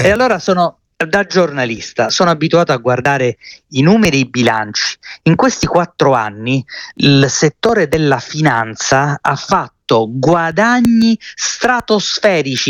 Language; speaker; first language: Italian; native; Italian